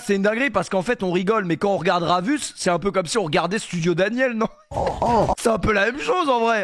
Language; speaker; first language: French; native; French